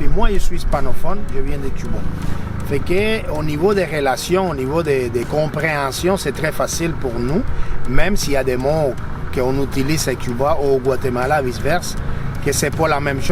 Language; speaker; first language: French; native; French